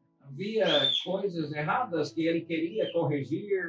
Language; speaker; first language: Portuguese; non-native, fluent; English